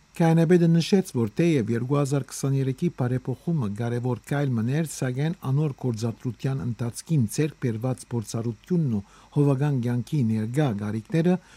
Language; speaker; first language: Armenian; native; Armenian